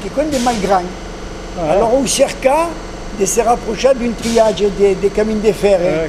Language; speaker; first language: Occitan; native; Occitan